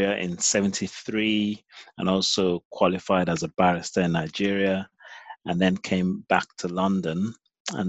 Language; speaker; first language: English; native; English